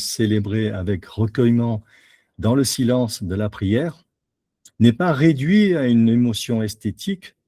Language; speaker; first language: French; native; French